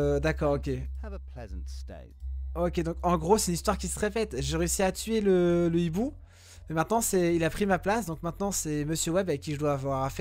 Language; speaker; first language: French; native; French